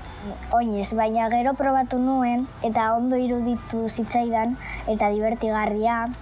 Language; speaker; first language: Basque; non-native, local second language; Spanish